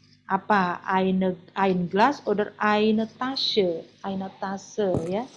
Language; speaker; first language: German; non-native, fluent; Indonesian